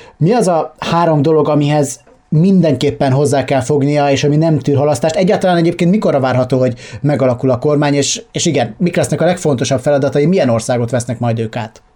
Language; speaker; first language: Hungarian; native; Hungarian